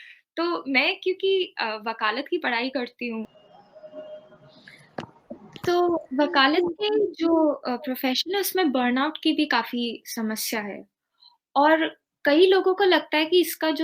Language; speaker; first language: Hindi; native; Hindi